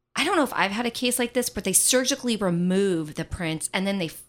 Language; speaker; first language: English; native; English